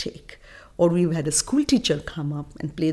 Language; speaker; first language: English; non-native, local second language; Bangla